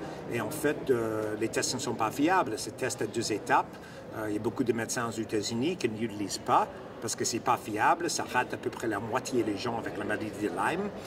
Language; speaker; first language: French; non-native, fluent; English